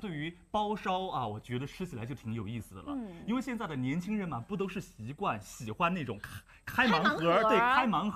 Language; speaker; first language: Chinese; native; Chinese